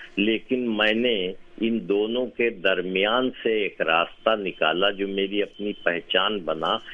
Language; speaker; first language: Urdu; native; Urdu